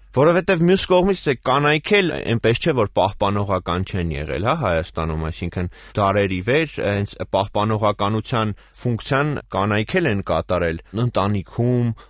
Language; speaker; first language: Armenian; native; Armenian